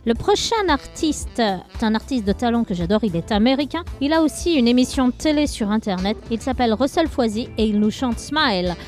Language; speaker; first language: French; native; French